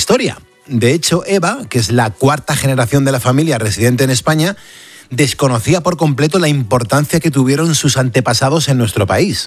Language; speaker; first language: Spanish; native; Spanish